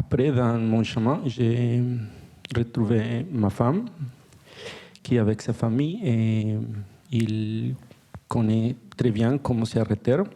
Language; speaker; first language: French; non-native, learner; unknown